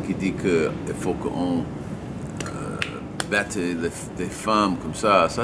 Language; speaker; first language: French; non-native, learner; English